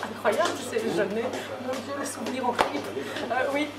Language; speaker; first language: French; native; French